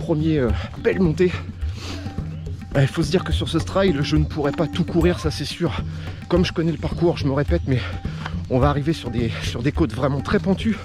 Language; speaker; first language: French; native; French